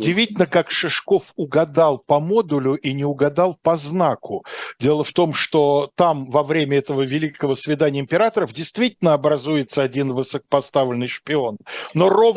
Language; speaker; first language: Russian; native; Russian